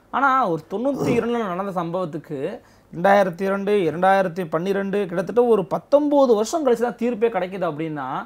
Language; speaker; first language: Tamil; native; Tamil